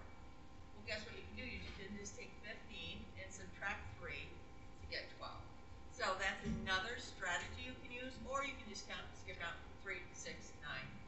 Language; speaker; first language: English; native; English